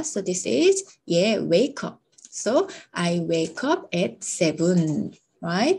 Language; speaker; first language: English; non-native, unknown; Korean